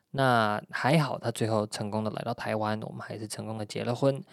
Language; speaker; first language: Chinese; native; Chinese